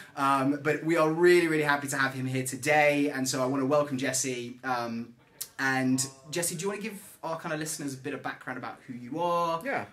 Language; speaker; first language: English; native; English